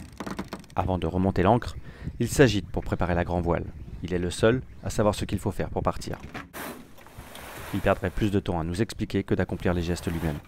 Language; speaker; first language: French; native; French